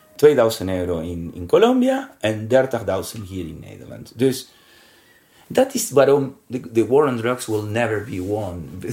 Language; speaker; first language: Dutch; non-native, learner; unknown